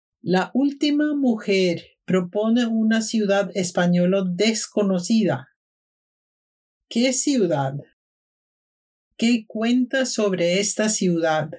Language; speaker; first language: Spanish; non-native, fluent; Norwegian